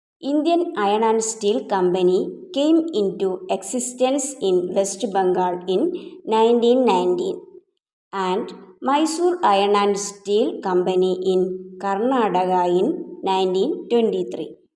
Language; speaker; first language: English; non-native, local second language; Malayalam